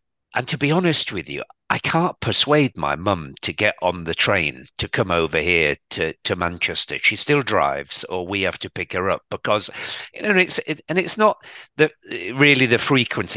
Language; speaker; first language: English; native; English